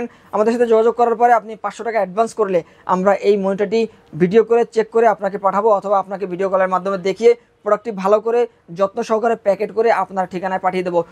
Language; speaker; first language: Bangla; native; Bangla